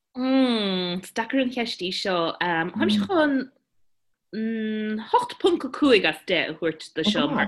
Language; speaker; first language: Irish; non-native, local second language; English